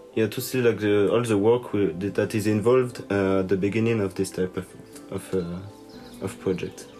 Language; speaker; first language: English; non-native, learner; French